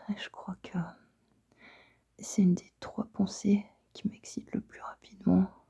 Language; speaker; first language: French; native; French